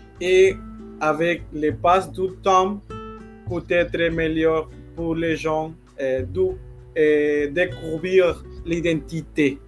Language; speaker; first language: French; non-native, learner; Spanish